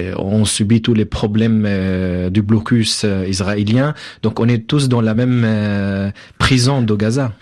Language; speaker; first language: French; non-native, fluent; Arabic